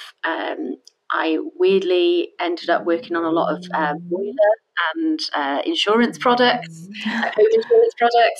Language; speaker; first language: English; native; English